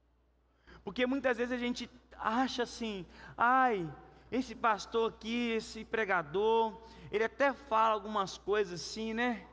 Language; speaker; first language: Portuguese; native; Portuguese